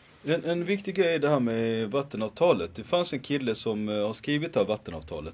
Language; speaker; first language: Swedish; non-native, fluent; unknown